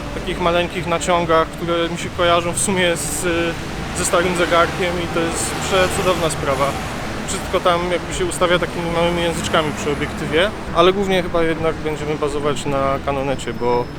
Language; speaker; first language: Polish; native; Polish